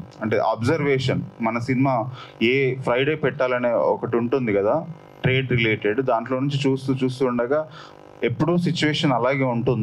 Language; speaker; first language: Telugu; native; Telugu